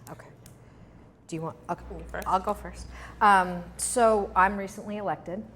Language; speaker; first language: English; native; English